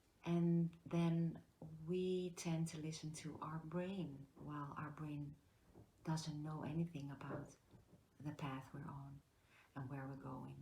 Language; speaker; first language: English; non-native, fluent; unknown